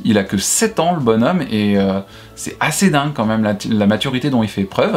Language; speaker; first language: French; native; French